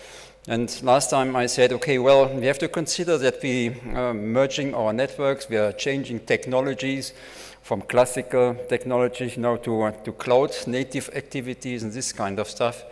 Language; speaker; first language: English; non-native, fluent; German